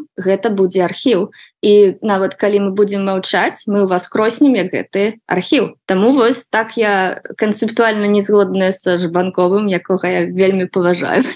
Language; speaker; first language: Belarusian; native; Belarusian